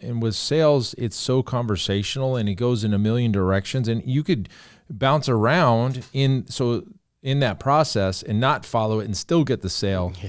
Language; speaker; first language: English; native; English